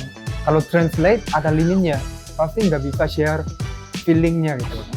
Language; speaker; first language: Indonesian; early bilingual, other home language; Korean